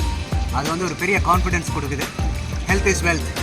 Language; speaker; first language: Tamil; native; Tamil